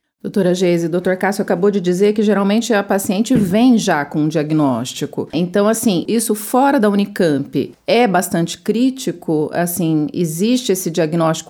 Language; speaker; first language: Portuguese; native; Portuguese